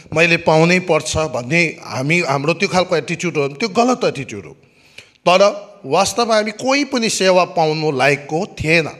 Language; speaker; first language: Nepali; native; Nepali